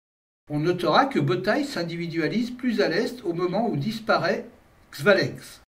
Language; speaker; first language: French; native; French